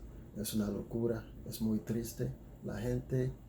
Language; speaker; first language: Spanish; non-native, fluent; Haitian Creole